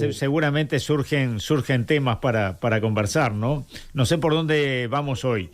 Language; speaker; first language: Spanish; native; Spanish